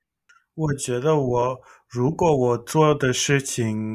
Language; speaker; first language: Chinese; non-native, learner; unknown